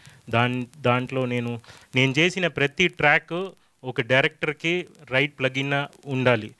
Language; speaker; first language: Telugu; non-native, fluent; Tamil